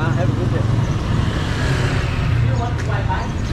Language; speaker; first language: English; non-native, learner; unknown